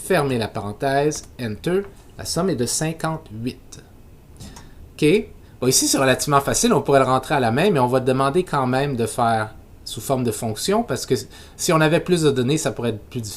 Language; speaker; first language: French; native; French